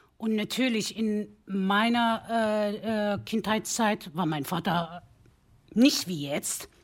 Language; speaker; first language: German; early bilingual, other home language; Kurdish